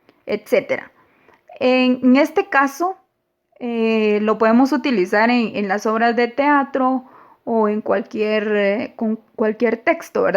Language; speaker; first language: Spanish; native; Spanish